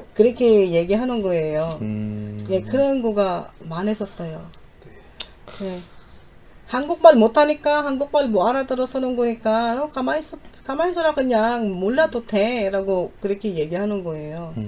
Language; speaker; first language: Korean; non-native, learner; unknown